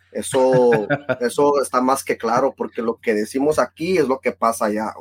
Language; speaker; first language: Spanish; early bilingual, heritage; Spanish